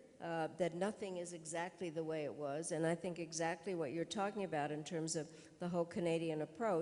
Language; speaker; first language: English; early bilingual, other home language; Czech